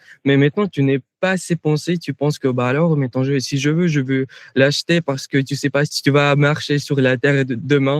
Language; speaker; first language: French; non-native, fluent; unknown